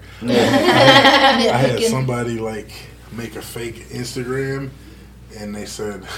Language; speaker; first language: English; native; English